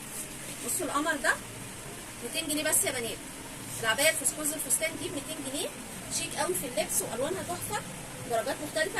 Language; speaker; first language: Arabic; native; Arabic